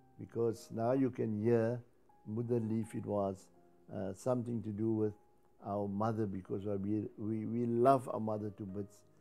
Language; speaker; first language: English; native; English